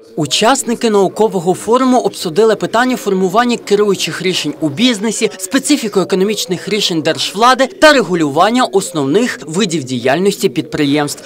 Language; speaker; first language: Ukrainian; native; Ukrainian